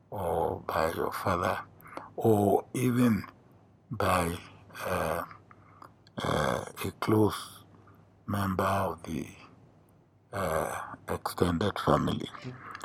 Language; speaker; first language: English; non-native, local second language; Yoruba